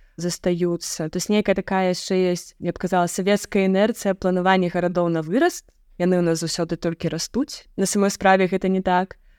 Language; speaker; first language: Belarusian; native; Belarusian